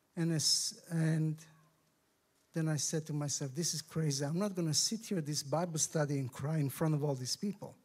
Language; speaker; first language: English; non-native, fluent; Hebrew